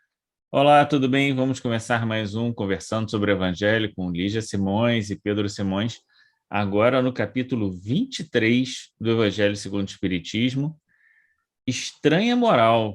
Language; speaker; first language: Portuguese; native; Portuguese